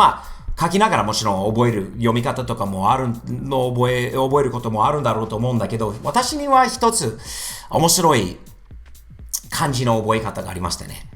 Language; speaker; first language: Japanese; non-native, fluent; English